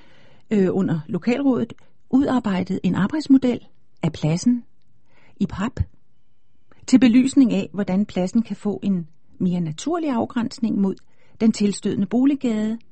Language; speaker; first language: Danish; native; Danish